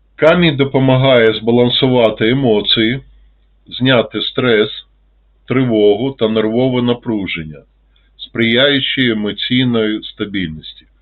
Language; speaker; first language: Ukrainian; non-native, local second language; Russian